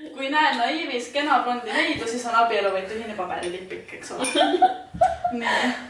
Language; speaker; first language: Estonian; native; Estonian